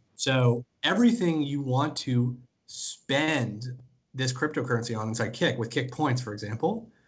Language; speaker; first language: English; native; English